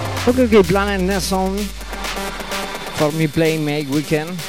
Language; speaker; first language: English; non-native, learner; Spanish